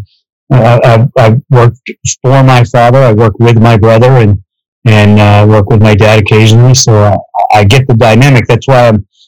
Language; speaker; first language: English; native; English